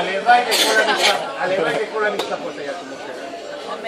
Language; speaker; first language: Hebrew; non-native, fluent; Spanish